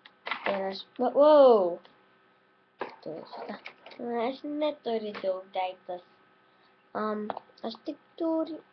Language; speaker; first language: Lithuanian; early bilingual, heritage; Lithuanian